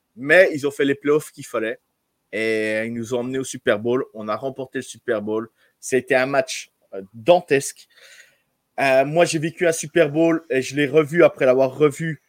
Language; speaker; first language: French; native; French